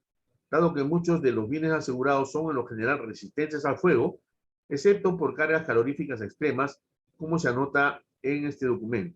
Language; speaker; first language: Spanish; native; Spanish